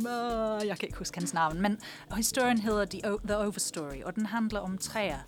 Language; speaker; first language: Danish; non-native, fluent; English